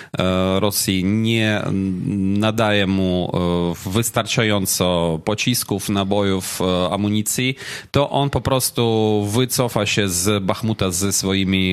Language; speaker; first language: Polish; non-native, fluent; Ukrainian